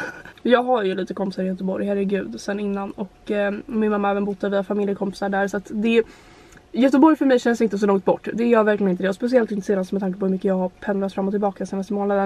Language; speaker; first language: Swedish; native; Swedish